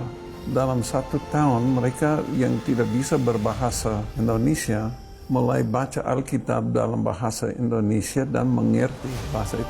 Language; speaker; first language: Indonesian; non-native, fluent; English